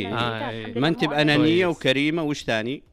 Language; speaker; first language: Arabic; native; Arabic